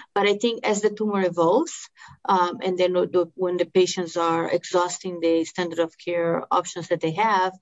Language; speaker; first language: English; non-native, fluent; Portuguese